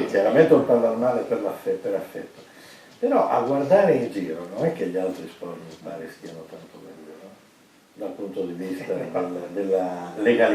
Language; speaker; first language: Italian; native; Italian